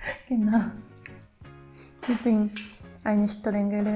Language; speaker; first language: German; non-native, fluent; Japanese